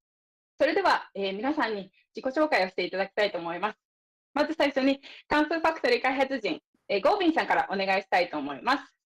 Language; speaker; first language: Japanese; native; Japanese